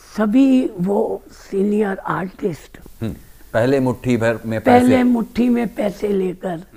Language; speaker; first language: Hindi; native; Hindi